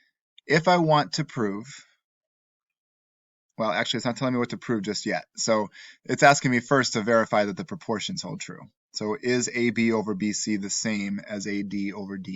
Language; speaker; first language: English; native; English